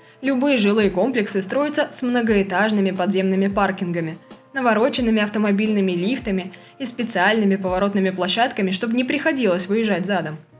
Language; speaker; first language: Russian; native; Russian